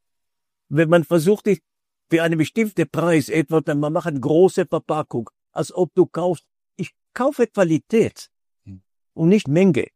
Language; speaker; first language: German; non-native, fluent; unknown